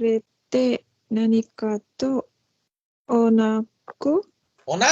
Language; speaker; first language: Japanese; non-native, learner; Indonesian